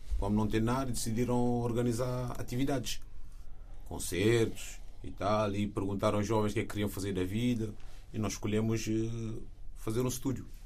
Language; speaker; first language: Portuguese; non-native, fluent; Wolof